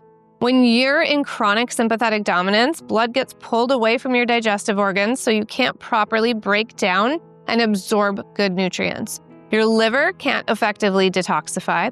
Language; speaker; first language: English; native; English